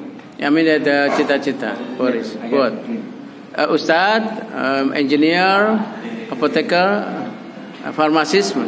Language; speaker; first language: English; non-native, fluent; Indonesian